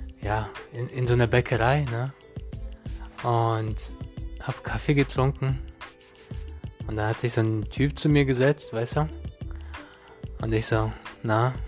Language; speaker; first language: German; non-native, learner; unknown